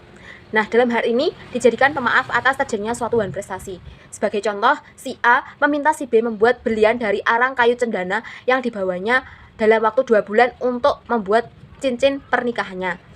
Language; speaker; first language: Indonesian; native; Indonesian